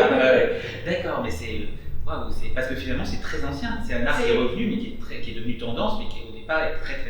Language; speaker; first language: French; native; French